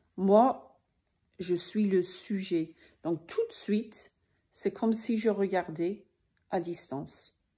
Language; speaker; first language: French; native; French